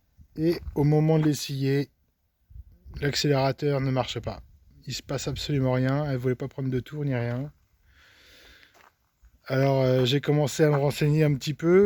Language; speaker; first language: French; native; French